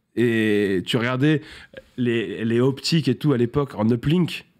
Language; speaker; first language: French; native; French